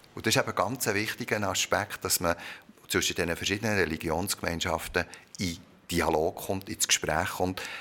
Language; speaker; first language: German; early bilingual, other home language; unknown